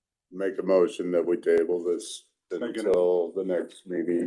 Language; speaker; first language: English; native; English